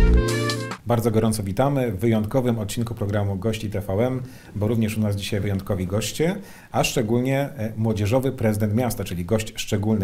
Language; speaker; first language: Polish; native; Polish